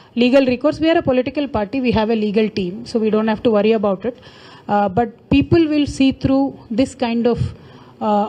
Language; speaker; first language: English; non-native, local second language; Telugu